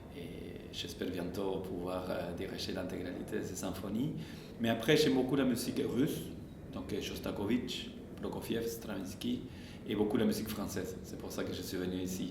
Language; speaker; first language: French; non-native, fluent; Spanish